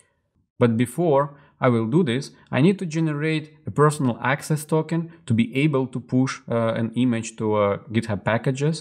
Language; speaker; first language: English; non-native, fluent; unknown